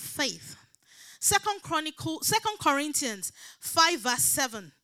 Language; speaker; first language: English; non-native, local second language; Yoruba